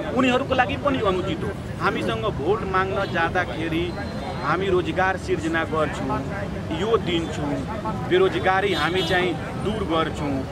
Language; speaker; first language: Nepali; non-native, local second language; Maithili